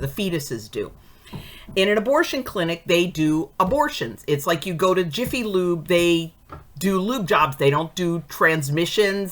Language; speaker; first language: English; native; English